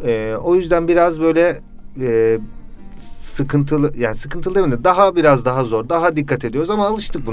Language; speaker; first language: Turkish; native; Turkish